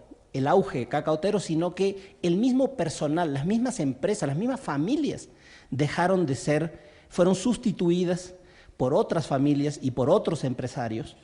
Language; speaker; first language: Spanish; native; Spanish